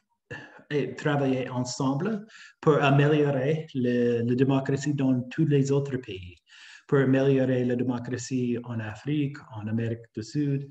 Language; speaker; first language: French; non-native, fluent; English